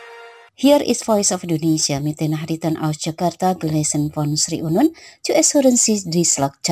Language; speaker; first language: German; non-native, fluent; Indonesian